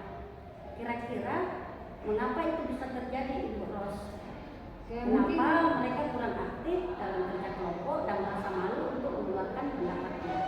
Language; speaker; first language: Indonesian; native; Indonesian